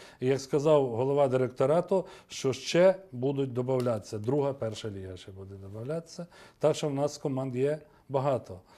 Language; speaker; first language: Ukrainian; native; Ukrainian